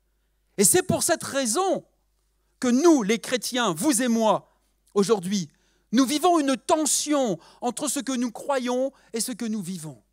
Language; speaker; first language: French; native; French